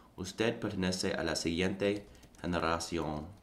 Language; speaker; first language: Spanish; non-native, learner; English